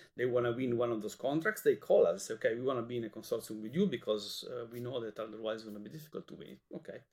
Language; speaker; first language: English; non-native, fluent; Italian